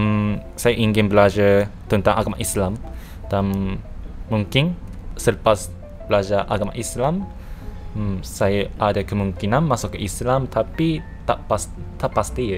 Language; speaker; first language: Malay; non-native, fluent; Japanese